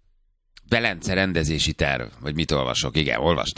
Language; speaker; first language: Hungarian; native; Hungarian